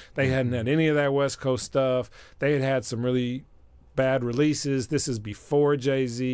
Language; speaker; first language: English; native; English